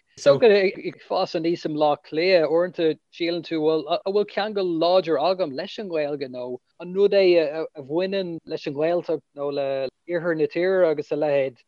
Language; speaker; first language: Irish; non-native, local second language; English